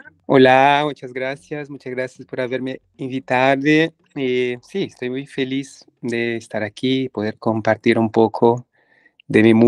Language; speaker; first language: Spanish; non-native, fluent; Portuguese